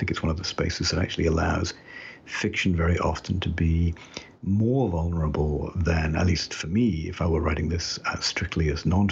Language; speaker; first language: English; native; English